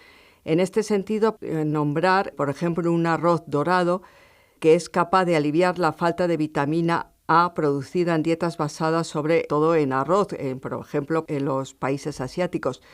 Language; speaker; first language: Spanish; native; Spanish